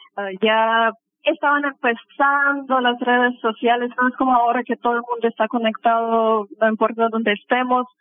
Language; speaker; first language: Spanish; early bilingual, heritage; Spanish